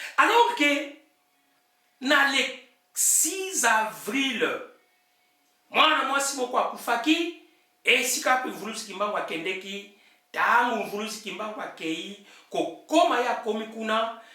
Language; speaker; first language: Lingala; non-native, local second language; Kongo